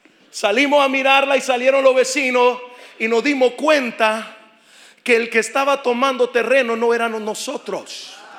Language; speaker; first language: Spanish; native; Spanish